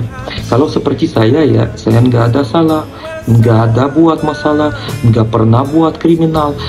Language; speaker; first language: Indonesian; non-native, learner; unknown